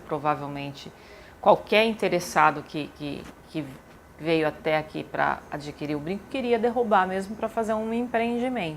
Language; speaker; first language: Portuguese; native; Portuguese